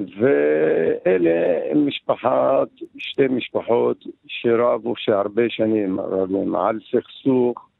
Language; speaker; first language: Hebrew; non-native, local second language; Arabic